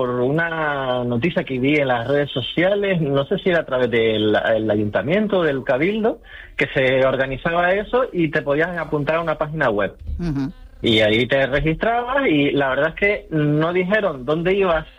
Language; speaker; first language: Spanish; native; Spanish